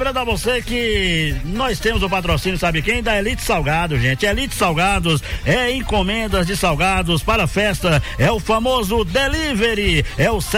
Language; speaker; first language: Portuguese; native; Portuguese